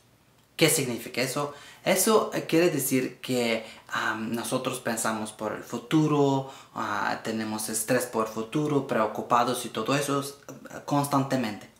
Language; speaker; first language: Spanish; non-native, learner; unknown